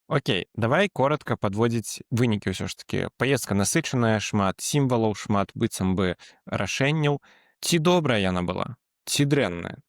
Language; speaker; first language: Belarusian; non-native, local second language; Russian